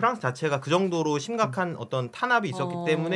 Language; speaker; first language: Korean; native; Korean